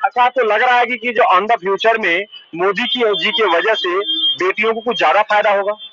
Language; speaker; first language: Hindi; native; Hindi